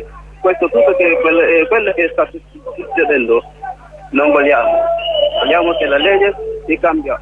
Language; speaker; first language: Italian; non-native, learner; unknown